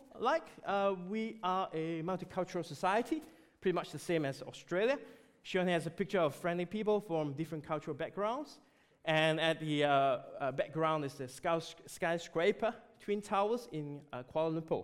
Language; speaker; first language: English; non-native, local second language; Chinese